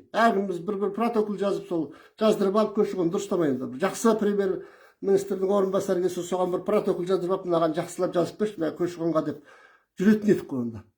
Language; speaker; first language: Kazakh; early bilingual, heritage; Kazakh